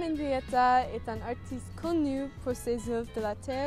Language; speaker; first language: French; non-native, learner; English